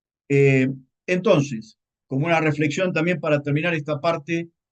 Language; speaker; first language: Spanish; native; Spanish